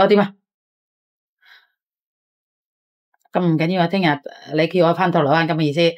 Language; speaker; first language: Cantonese; non-native, local second language; Javanese